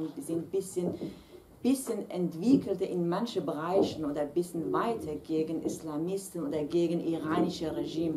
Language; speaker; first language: German; non-native, fluent; Kurdish